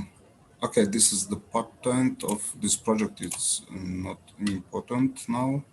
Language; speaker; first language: English; non-native, learner; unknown